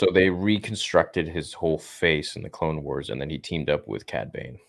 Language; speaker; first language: English; native; English